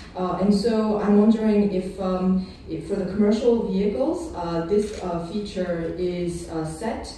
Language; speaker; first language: English; non-native, fluent; Korean